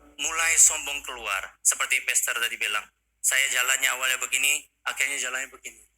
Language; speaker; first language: Indonesian; non-native, fluent; Korean